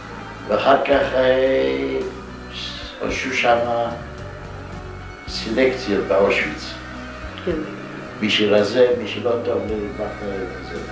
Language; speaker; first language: Hebrew; non-native, fluent; Yiddish